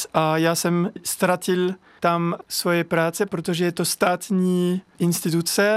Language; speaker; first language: Czech; non-native, fluent; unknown